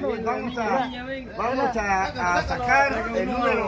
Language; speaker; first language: Spanish; native; Spanish